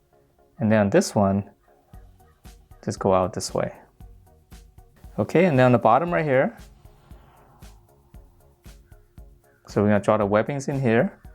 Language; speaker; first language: English; native; English